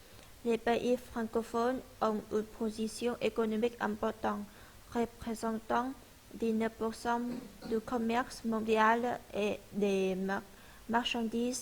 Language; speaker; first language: French; non-native, learner; Vietnamese